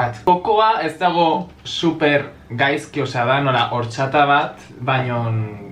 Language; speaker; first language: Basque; non-native, local second language; Spanish